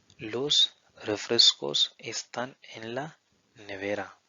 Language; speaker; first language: Spanish; non-native, fluent; Hindi